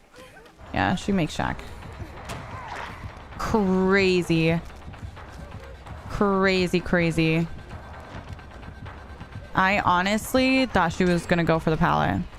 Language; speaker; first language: English; early bilingual, heritage; Spanish